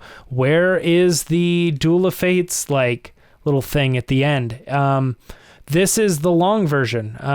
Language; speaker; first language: English; native; English